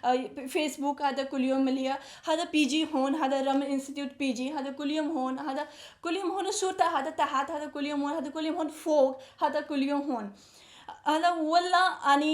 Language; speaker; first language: Arabic; non-native, learner; Punjabi